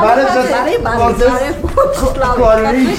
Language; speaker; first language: Armenian; non-native, learner; French